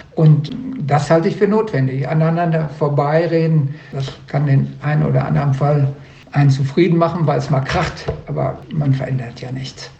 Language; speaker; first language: German; native; German